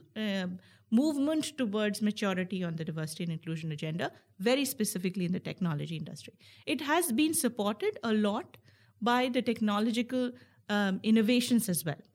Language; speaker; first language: English; non-native, local second language; Hindi